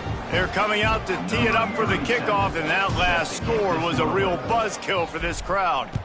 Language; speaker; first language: English; native; English